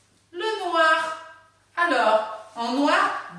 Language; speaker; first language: French; native; French